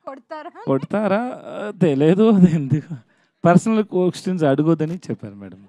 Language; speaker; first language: Telugu; non-native, learner; Tamil